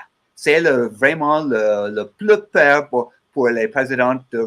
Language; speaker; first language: French; non-native, learner; English